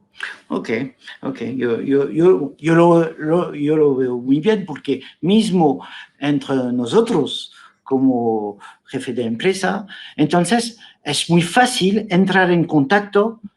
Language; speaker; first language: Spanish; non-native, fluent; French